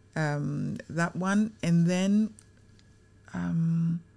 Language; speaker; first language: English; non-native, local second language; Swahili